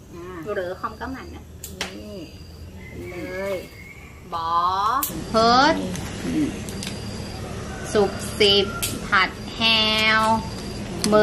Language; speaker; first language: Vietnamese; non-native, learner; Thai